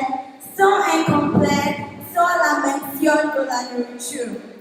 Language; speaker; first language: French; non-native, learner; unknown